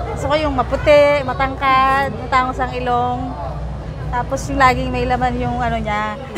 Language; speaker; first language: Filipino; non-native, local second language; Waray